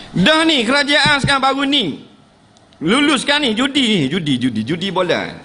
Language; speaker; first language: Malay; native; Malay